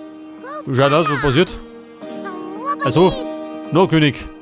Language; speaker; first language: German; native; German